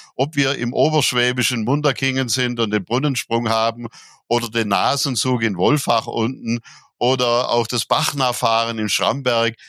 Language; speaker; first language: German; native; German